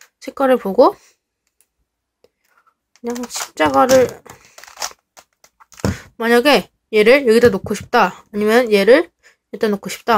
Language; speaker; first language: Korean; native; Korean